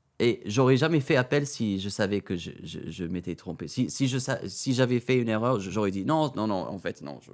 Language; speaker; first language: French; non-native, fluent; English